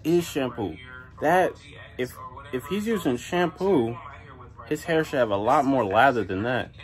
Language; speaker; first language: English; native; English